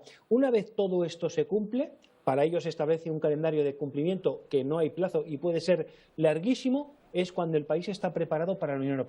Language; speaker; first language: Spanish; native; Spanish